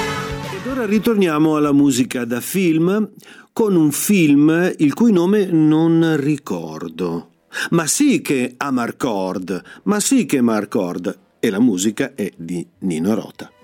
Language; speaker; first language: Italian; native; Italian